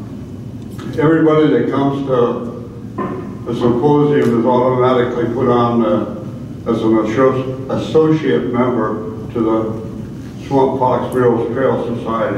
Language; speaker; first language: English; native; English